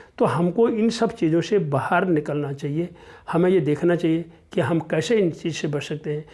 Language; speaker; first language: Hindi; non-native, local second language; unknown